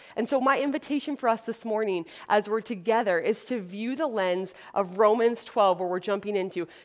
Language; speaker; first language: English; native; English